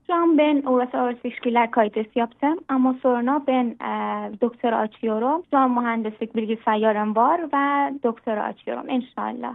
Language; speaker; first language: Turkish; non-native, learner; Persian